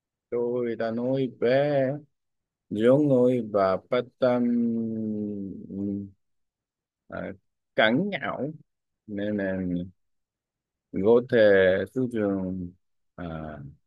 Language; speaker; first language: Vietnamese; non-native, learner; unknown